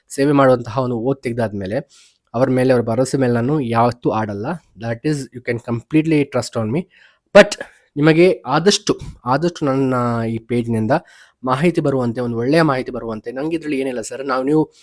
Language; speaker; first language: Kannada; native; Kannada